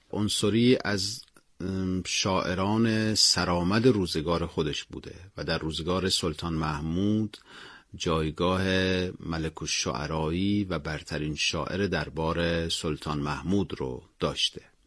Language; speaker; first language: Persian; native; Persian